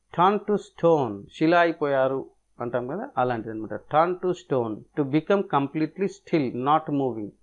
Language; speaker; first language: English; non-native, local second language; Telugu